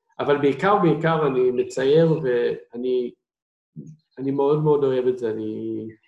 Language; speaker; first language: Hebrew; non-native, fluent; English